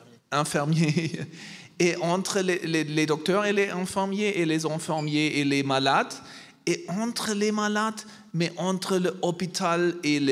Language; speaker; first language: French; non-native, learner; German